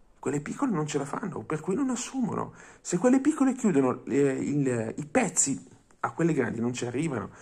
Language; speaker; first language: Italian; non-native, fluent; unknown